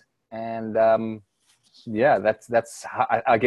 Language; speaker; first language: English; native; English